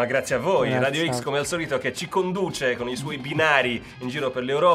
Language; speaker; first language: Italian; native; Italian